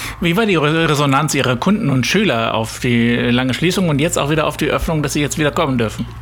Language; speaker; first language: German; native; German